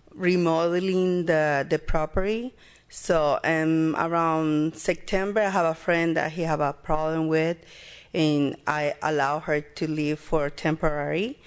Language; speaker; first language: English; non-native, learner; Spanish